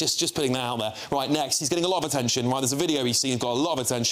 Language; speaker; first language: English; native; English